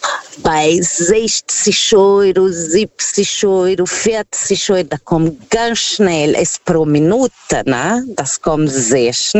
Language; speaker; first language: German; non-native, fluent; Portuguese